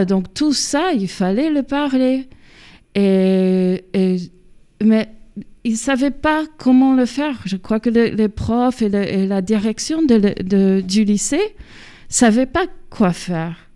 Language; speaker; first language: French; non-native, fluent; English